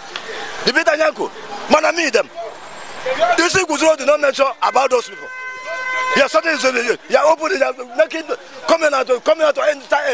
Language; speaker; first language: English; non-native, local second language; Igbo